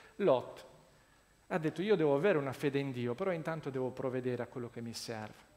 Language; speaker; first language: Italian; non-native, fluent; Russian